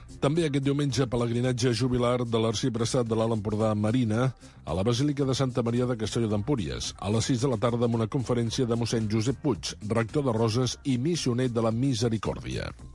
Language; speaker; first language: Catalan; native; Catalan